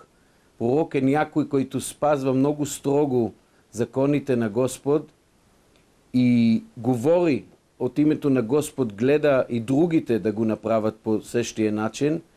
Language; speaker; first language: Bulgarian; non-native, fluent; Hebrew